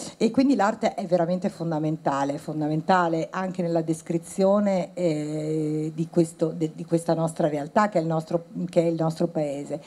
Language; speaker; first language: Italian; early bilingual, other home language; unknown